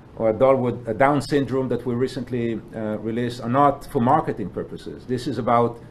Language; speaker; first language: English; non-native, fluent; Hebrew